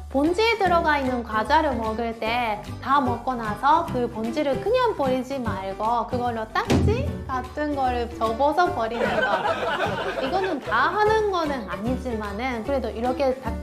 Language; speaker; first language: Korean; non-native, fluent; Japanese